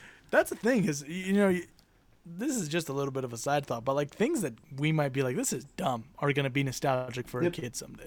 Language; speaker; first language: English; early bilingual, other home language; Spanish